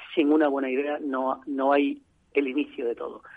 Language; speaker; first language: Spanish; native; Spanish